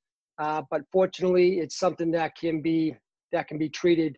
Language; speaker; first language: English; native; English